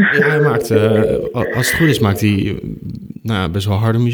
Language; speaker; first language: Dutch; native; Dutch